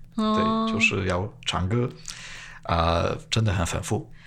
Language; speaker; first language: Chinese; non-native, fluent; Polish